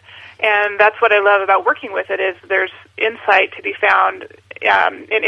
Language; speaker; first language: English; native; English